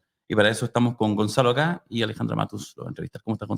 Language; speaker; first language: Spanish; native; Spanish